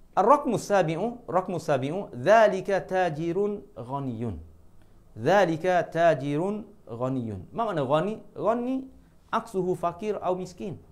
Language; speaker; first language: Arabic; non-native, fluent; Malay